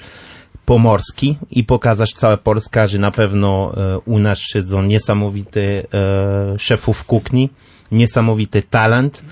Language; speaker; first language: Polish; non-native, learner; French